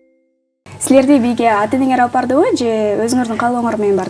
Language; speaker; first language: Kyrgyz; native; Kyrgyz